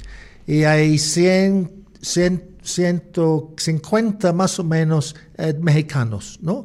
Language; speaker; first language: Spanish; non-native, learner; English